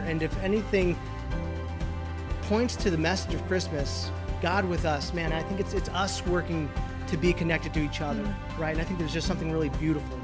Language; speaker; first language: English; native; English